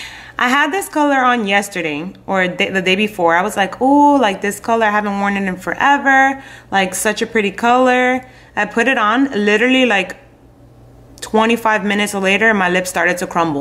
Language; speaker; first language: English; native; English